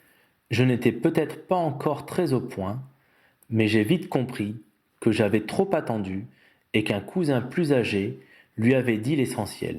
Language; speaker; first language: French; native; French